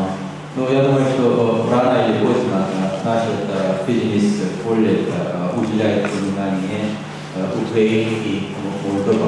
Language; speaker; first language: Russian; non-native, learner; Korean